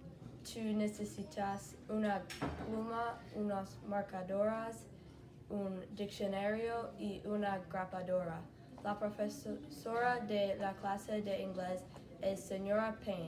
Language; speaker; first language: Spanish; non-native, learner; English